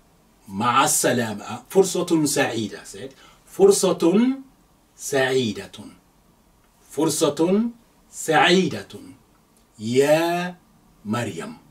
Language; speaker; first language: Arabic; non-native, fluent; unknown